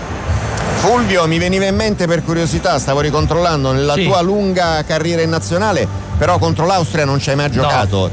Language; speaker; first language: Italian; native; Italian